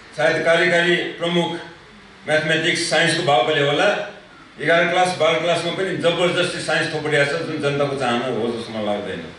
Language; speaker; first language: Nepali; non-native, local second language; Newari